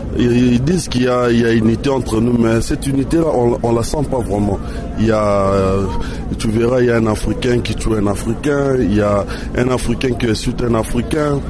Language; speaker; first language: French; non-native, local second language; Lingala